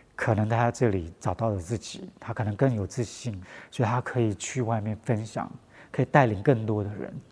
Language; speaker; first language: Chinese; non-native, local second language; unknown